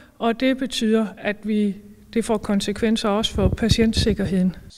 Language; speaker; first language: Danish; native; Danish